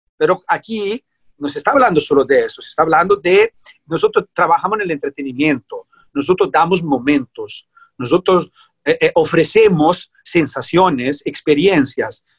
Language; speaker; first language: Spanish; non-native, fluent; Italian